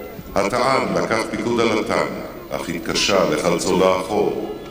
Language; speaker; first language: Hebrew; native; Hebrew